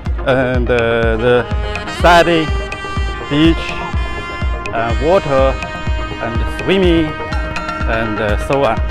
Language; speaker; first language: English; non-native, learner; Chinese